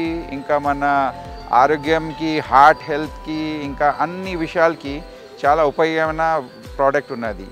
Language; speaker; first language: Telugu; non-native, local second language; Urdu